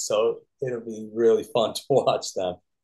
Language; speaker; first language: English; native; English